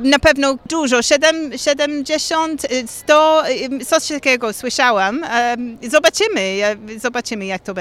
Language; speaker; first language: Polish; non-native, learner; English